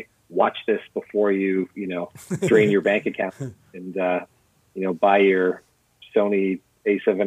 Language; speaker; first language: English; native; English